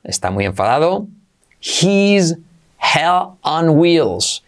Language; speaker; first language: Spanish; native; Spanish